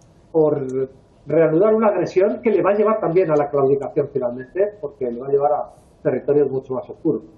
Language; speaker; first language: Spanish; native; Spanish